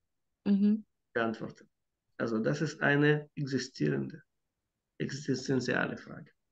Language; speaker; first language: German; non-native, fluent; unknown